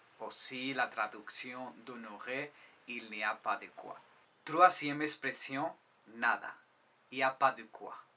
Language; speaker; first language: French; non-native, fluent; Spanish